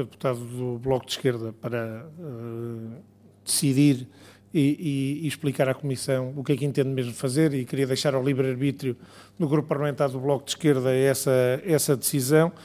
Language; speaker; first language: Portuguese; native; Portuguese